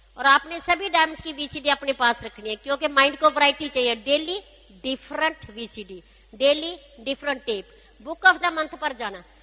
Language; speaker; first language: Hindi; non-native, local second language; Punjabi